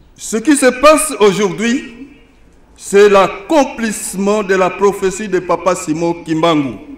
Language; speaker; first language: French; non-native, local second language; Lingala